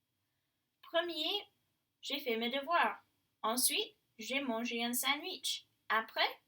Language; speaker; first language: French; non-native, fluent; English